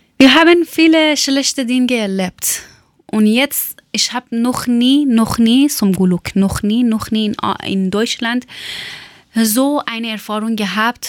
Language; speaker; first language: German; non-native, learner; Persian